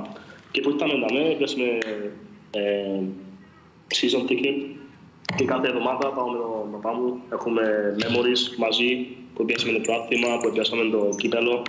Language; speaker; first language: Greek; early bilingual, other home language; English